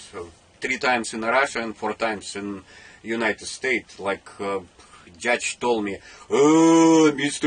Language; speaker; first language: English; non-native, learner; Russian